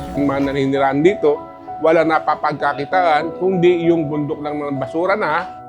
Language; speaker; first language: Filipino; native; Filipino